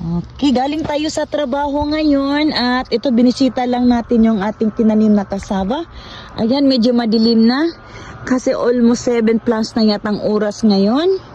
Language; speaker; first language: Filipino; non-native, local second language; Cebuano